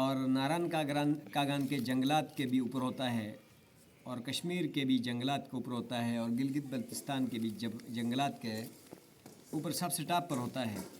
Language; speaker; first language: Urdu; non-native, local second language; Shina